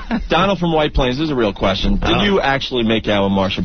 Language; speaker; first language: English; native; English